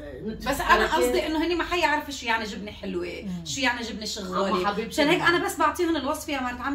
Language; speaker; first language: Arabic; native; Arabic